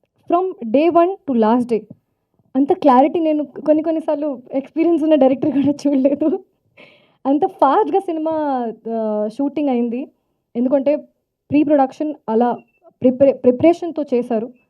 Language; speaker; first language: Telugu; non-native, fluent; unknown